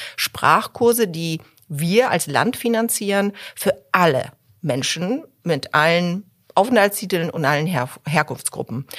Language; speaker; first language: German; early bilingual, other home language; Polish